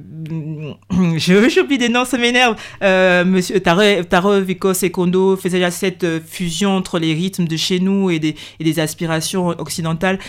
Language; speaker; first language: French; native; French